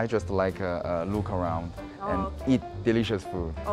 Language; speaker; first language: English; non-native, learner; Korean